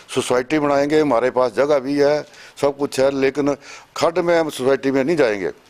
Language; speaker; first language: Hindi; native; Hindi